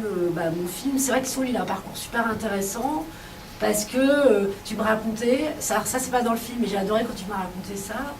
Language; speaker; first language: French; native; French